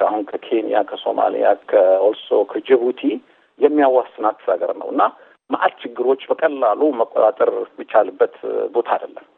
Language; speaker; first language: Amharic; non-native, local second language; Somali